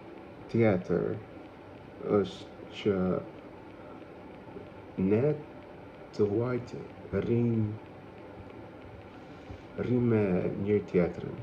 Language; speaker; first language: Albanian; non-native, learner; English